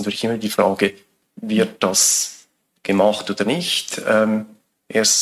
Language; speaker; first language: German; native; German